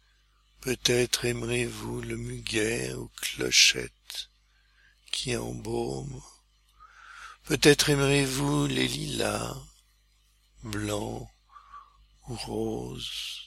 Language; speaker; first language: French; native; French